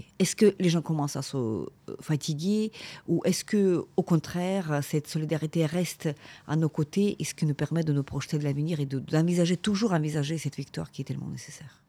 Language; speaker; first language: French; non-native, fluent; Ukrainian